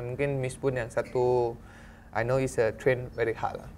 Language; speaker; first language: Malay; non-native, local second language; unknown